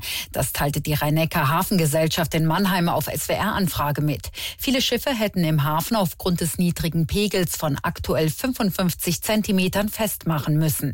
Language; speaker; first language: German; native; German